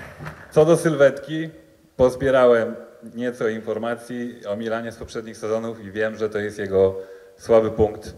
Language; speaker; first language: Polish; native; Polish